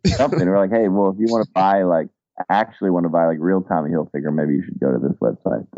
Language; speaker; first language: English; native; English